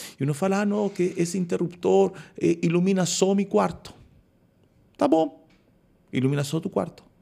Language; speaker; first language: Portuguese; non-native, fluent; Spanish